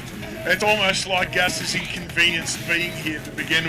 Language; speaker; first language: English; native; English